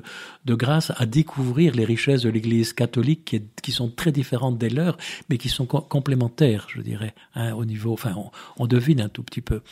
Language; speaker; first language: French; native; French